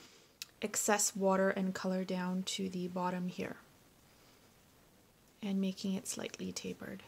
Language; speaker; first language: English; native; English